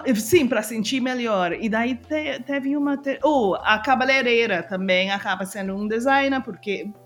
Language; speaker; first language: Portuguese; non-native, fluent; English